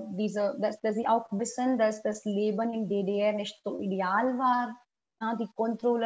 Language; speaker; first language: German; non-native, fluent; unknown